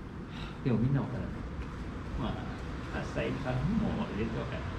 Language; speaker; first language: Japanese; non-native, learner; Indonesian